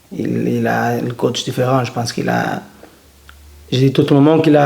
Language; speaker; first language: French; non-native, learner; Portuguese